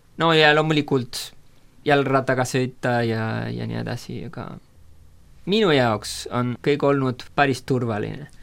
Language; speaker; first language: Estonian; non-native, fluent; Spanish